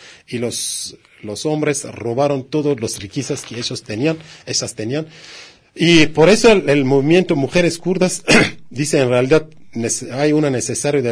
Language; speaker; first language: Spanish; non-native, learner; Kurdish